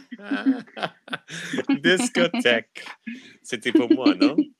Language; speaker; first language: French; non-native, learner; English